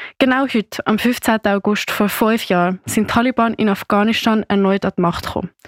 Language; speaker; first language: German; native; German